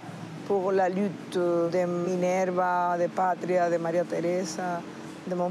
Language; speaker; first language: French; non-native, fluent; Spanish